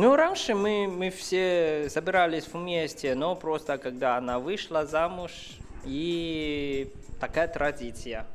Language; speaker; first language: Russian; non-native, fluent; Chinese